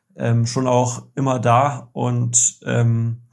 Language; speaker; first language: German; native; German